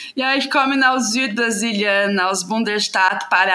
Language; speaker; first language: German; non-native, fluent; Portuguese